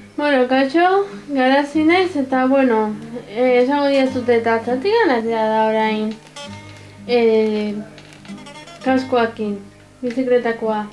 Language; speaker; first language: Basque; non-native, local second language; Spanish